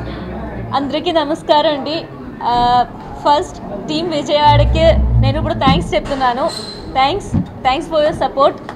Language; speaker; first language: Telugu; non-native, learner; Malayalam